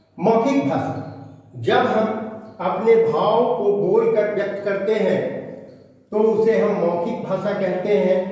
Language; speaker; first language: Hindi; native; Hindi